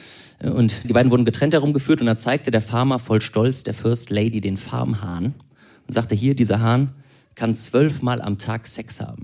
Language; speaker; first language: German; native; German